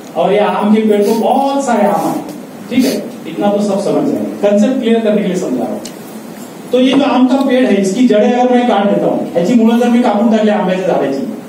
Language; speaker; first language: Hindi; non-native, local second language; Marathi